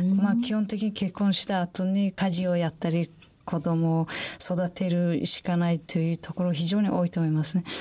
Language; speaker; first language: Japanese; non-native, fluent; Uzbek